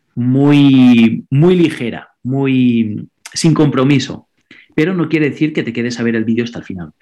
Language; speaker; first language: Spanish; non-native, local second language; Catalan